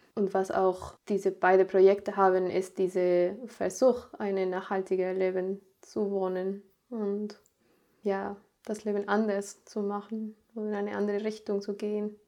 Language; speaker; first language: German; non-native, fluent; Spanish